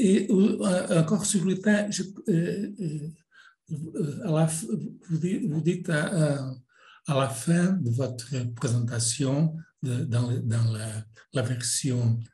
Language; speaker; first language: French; non-native, fluent; Portuguese